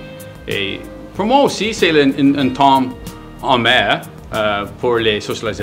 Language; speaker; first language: French; non-native, learner; English